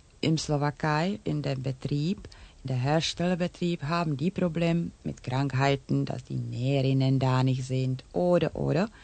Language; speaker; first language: German; non-native, learner; Czech